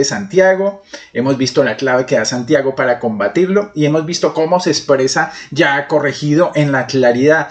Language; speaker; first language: Spanish; native; Spanish